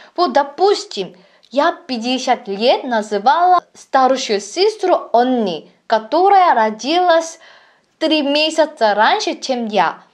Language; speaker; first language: Russian; non-native, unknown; Korean